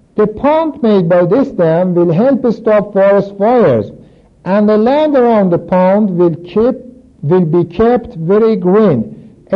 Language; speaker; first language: English; non-native, fluent; Persian